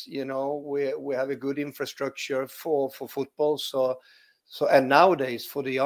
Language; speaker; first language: English; non-native, fluent; Swedish